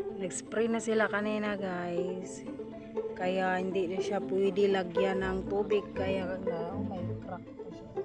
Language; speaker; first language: Filipino; non-native, local second language; Iloko